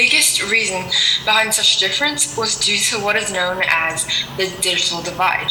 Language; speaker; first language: English; non-native, local second language; Cantonese